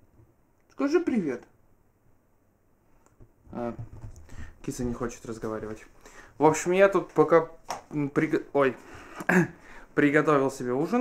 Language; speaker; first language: Russian; native; Russian